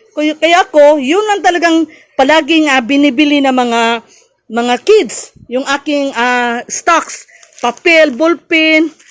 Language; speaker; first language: Filipino; non-native, local second language; Cebuano